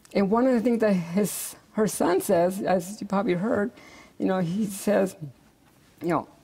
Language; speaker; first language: English; native; English